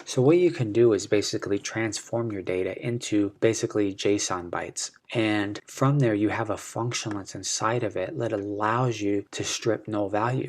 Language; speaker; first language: English; native; English